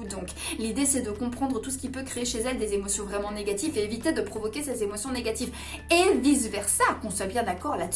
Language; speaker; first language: French; native; French